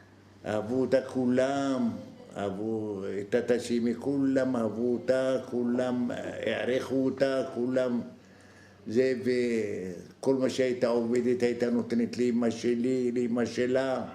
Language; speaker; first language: Hebrew; non-native, fluent; Arabic